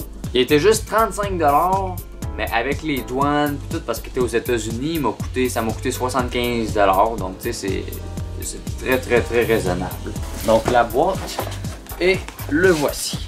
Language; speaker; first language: French; native; French